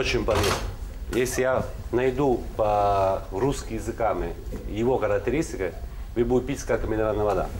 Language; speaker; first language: Russian; non-native, learner; Italian